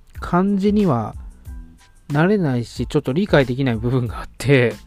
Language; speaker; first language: Japanese; native; Japanese